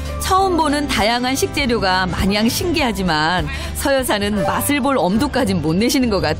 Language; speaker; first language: Korean; native; Korean